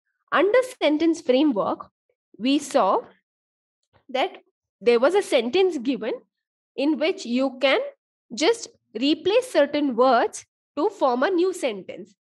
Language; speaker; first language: English; non-native, local second language; Kannada